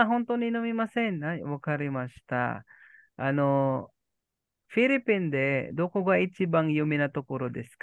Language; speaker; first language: Japanese; non-native, learner; Filipino